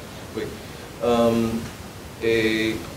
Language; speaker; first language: French; non-native, learner; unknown